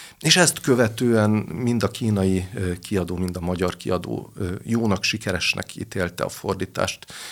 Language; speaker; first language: Hungarian; native; Hungarian